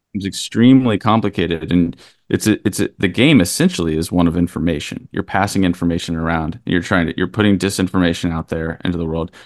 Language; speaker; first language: English; native; English